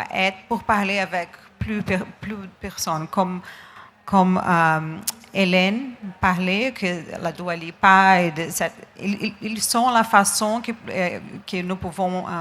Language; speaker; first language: French; non-native, learner; Portuguese